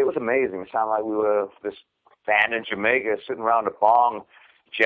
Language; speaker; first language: English; native; English